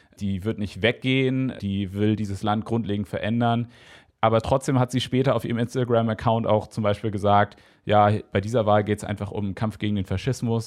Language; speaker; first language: German; native; German